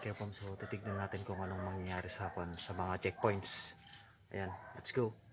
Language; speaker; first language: Filipino; non-native, local second language; Iloko